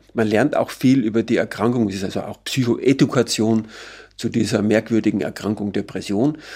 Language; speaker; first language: German; native; German